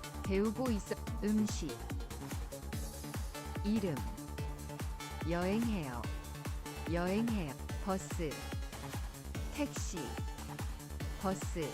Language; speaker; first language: Korean; non-native, learner; English